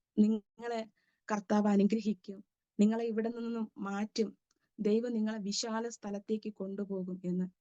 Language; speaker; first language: Malayalam; native; Malayalam